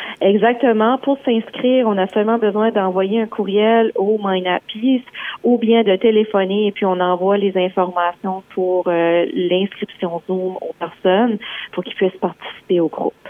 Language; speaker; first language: French; native; French